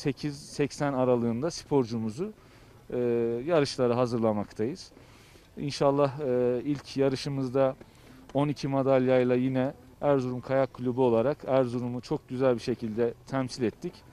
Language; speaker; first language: Turkish; native; Turkish